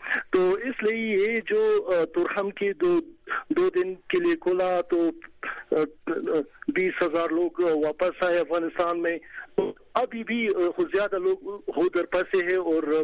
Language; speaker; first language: Hindi; non-native, fluent; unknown